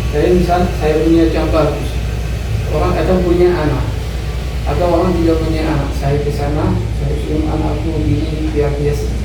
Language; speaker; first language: Indonesian; non-native, learner; Arabic